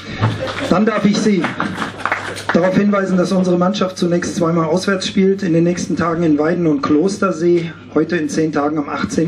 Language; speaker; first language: German; native; German